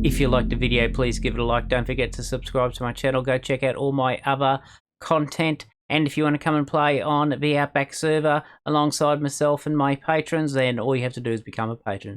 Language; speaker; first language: English; native; English